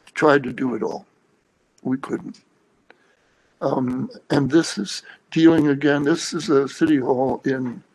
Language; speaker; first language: English; native; English